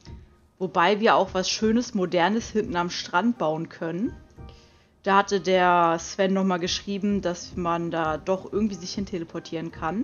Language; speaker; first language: German; native; German